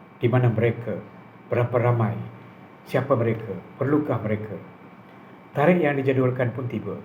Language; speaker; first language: Malay; non-native, local second language; Tamil